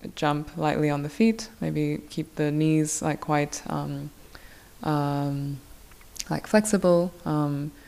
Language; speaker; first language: English; non-native, local second language; Korean